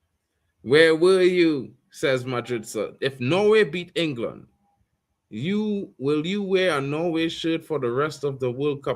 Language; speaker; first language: English; native; English